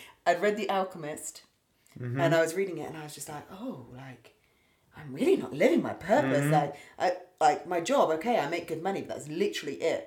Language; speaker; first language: English; native; English